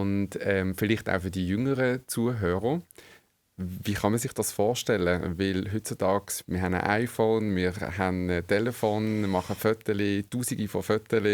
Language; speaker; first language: German; native; German